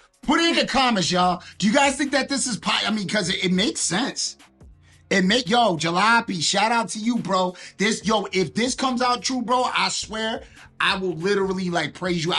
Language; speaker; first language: English; native; English